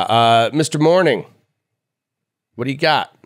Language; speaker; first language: English; native; English